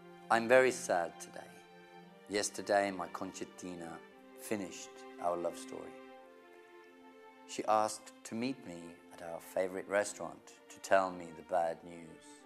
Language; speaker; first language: English; native; English